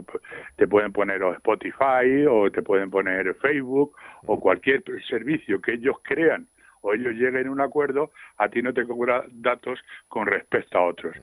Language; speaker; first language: Spanish; native; Spanish